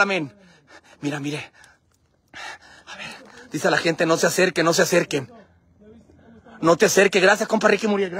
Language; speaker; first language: Spanish; native; Spanish